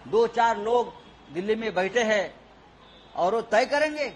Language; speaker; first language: Hindi; non-native, local second language; Marathi